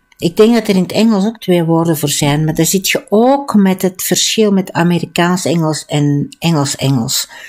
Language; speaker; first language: Dutch; native; Dutch